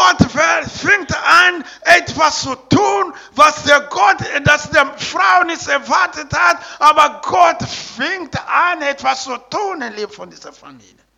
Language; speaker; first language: German; non-native, learner; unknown